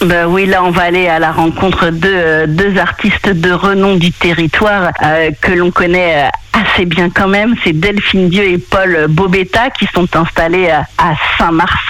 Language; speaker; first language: French; native; French